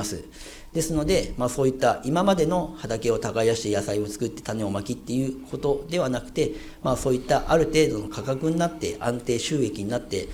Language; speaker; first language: Japanese; native; Japanese